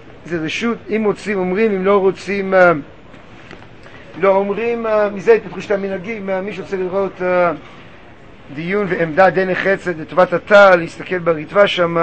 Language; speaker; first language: Hebrew; native; Hebrew